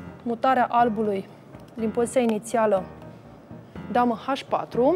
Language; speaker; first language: Romanian; native; Romanian